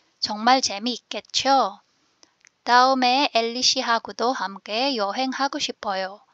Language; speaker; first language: Korean; non-native, fluent; Filipino